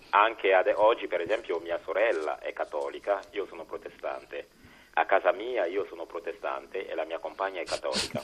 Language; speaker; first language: Italian; non-native, fluent; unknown